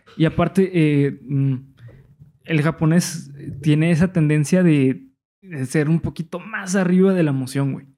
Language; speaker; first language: Spanish; native; Spanish